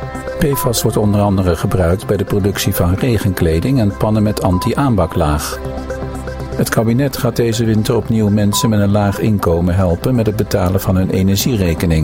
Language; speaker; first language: Dutch; native; Dutch